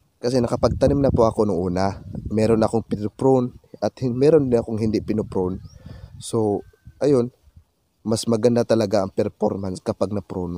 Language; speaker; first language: Filipino; non-native, local second language; Cebuano